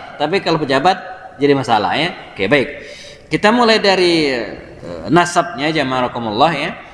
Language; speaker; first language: Indonesian; native; Indonesian